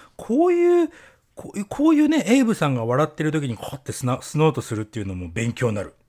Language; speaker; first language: Japanese; native; Japanese